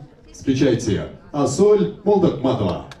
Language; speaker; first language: Russian; native; Russian